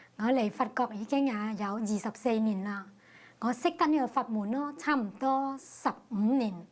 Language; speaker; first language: Cantonese; early bilingual, heritage; Cantonese